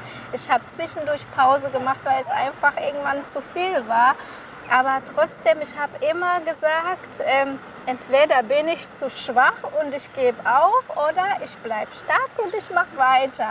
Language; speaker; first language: German; non-native, fluent; Kinyarwanda